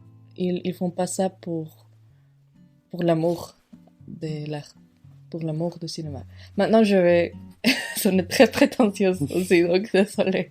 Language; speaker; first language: French; non-native, fluent; Spanish